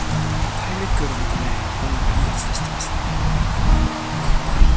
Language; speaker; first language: Japanese; native; Japanese